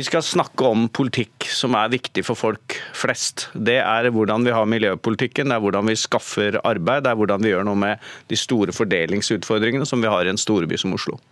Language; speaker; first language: Norwegian; native; Norwegian